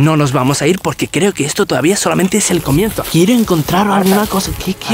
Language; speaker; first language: Spanish; native; Spanish